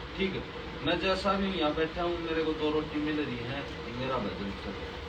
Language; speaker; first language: Hindi; native; Hindi